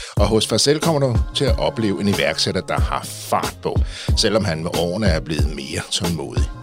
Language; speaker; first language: Danish; native; Danish